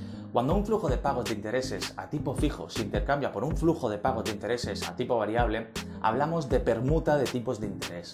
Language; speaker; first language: Spanish; native; Spanish